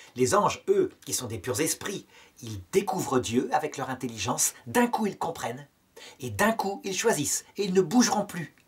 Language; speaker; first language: French; native; French